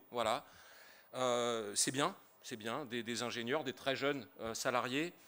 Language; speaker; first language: French; native; French